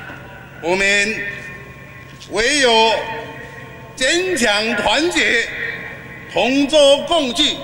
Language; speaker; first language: Chinese; non-native, local second language; Min Nan Chinese